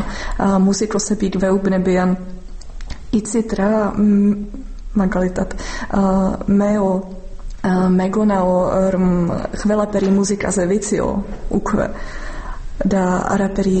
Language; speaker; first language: Georgian; non-native, fluent; Czech